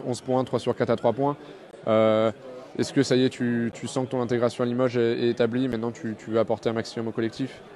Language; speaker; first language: French; native; French